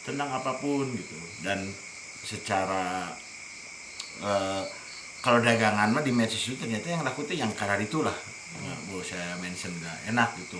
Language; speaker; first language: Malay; non-native, local second language; Sundanese